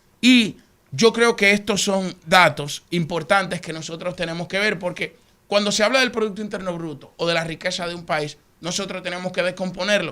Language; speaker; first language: Spanish; native; Spanish